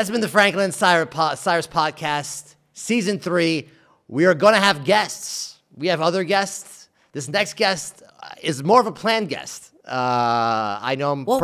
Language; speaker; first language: English; native; English